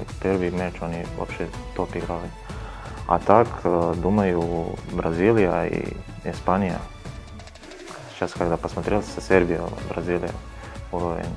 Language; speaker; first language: Russian; non-native, fluent; Serbian